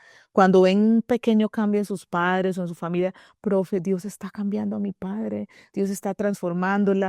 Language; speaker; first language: Spanish; native; Spanish